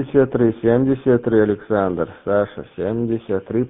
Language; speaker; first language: Russian; native; Russian